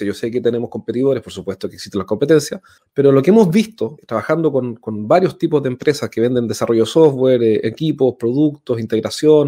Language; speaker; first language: Spanish; native; Spanish